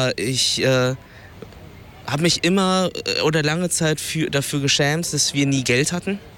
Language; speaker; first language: German; early bilingual, other home language; Vietnamese